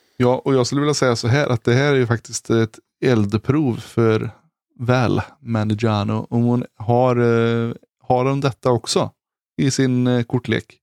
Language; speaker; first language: Swedish; native; Swedish